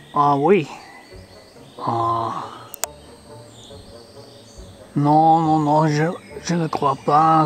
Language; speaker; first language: French; non-native, learner; English